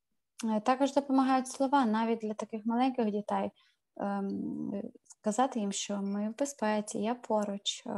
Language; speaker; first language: Ukrainian; native; Ukrainian